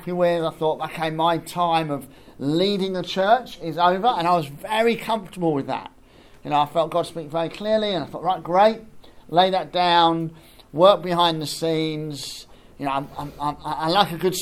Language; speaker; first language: English; native; English